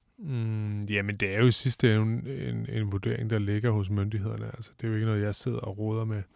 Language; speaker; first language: Danish; native; Danish